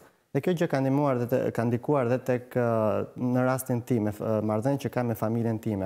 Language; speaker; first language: Albanian; native; Albanian